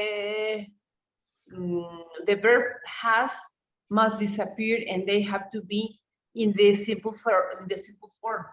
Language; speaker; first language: English; non-native, fluent; Spanish